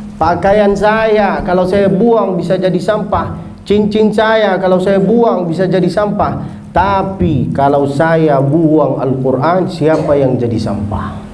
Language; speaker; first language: Malay; non-native, fluent; Arabic